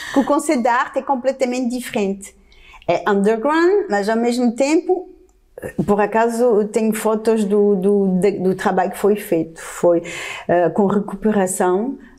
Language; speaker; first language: Portuguese; non-native, fluent; French